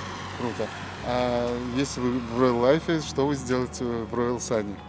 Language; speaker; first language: Russian; native; Russian